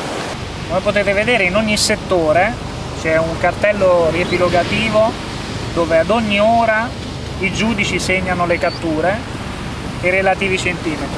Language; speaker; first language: Italian; native; Italian